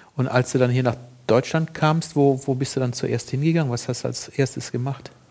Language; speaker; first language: German; native; German